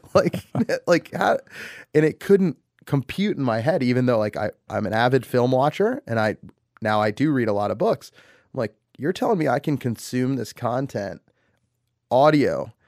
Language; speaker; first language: English; native; English